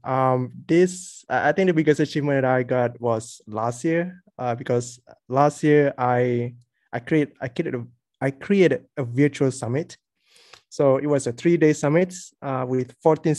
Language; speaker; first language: English; non-native, local second language; Malay